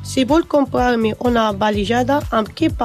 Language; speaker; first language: Catalan; non-native, learner; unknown